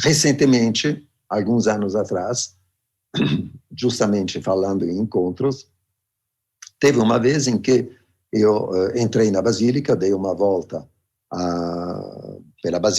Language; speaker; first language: Portuguese; non-native, fluent; Italian